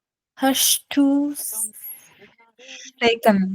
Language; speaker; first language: German; non-native, learner; Urdu